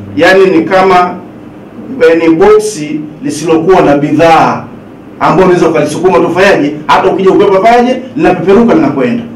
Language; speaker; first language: Swahili; native; Swahili